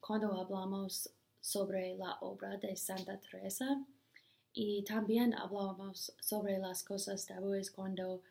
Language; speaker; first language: Spanish; non-native, learner; English